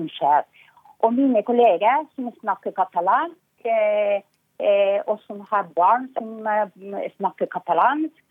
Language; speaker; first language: Norwegian; non-native, fluent; Spanish